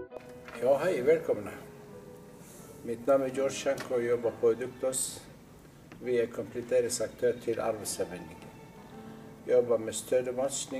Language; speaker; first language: Swedish; non-native, fluent; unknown